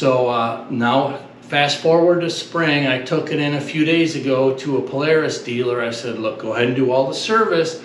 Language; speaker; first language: English; native; English